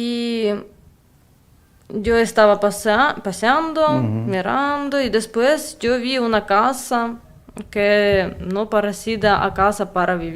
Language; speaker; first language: Spanish; non-native, learner; Russian